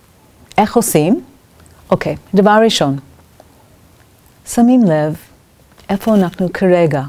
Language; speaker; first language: Hebrew; non-native, fluent; English